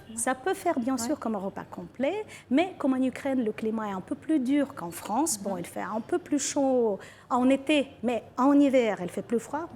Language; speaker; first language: French; non-native, fluent; Ukrainian